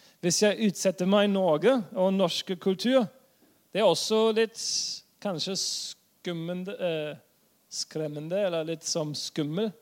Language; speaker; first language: Norwegian; non-native, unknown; German